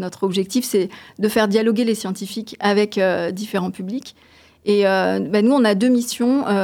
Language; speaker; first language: French; native; French